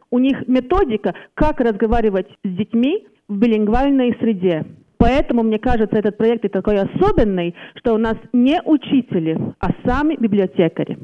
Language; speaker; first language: Russian; non-native, local second language; Latvian